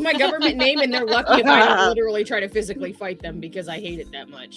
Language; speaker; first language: English; native; English